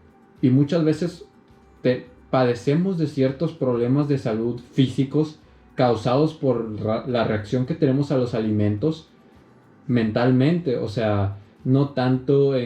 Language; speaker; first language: Spanish; native; Spanish